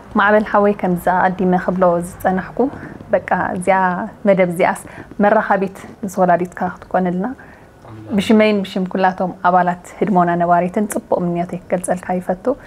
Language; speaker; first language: Tigrinya; native; Tigrinya